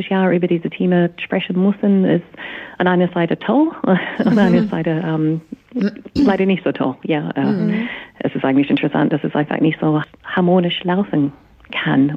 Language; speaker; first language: German; non-native, fluent; English